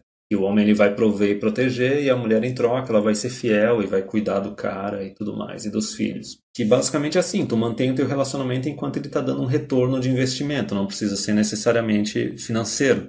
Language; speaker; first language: Portuguese; native; Portuguese